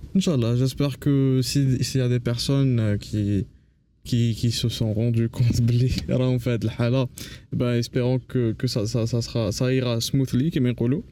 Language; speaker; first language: French; non-native, local second language; Arabic